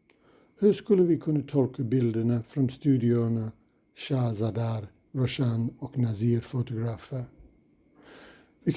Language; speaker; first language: Swedish; non-native, fluent; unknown